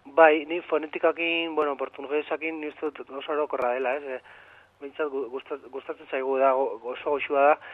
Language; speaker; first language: Basque; non-native, local second language; Catalan